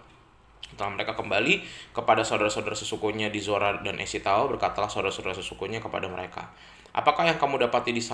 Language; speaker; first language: Indonesian; native; Indonesian